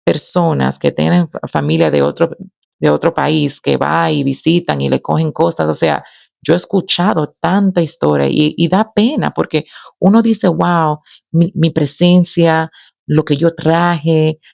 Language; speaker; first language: Spanish; early bilingual, other home language; English